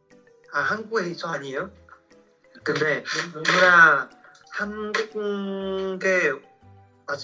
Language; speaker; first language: Korean; non-native, learner; Vietnamese